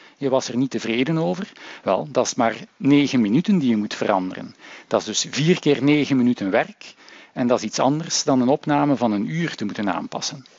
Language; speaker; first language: Dutch; native; Dutch